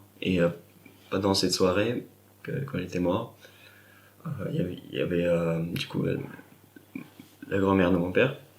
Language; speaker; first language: French; non-native, fluent; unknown